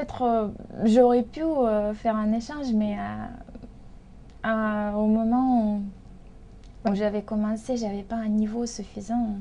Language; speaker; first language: French; non-native, fluent; Russian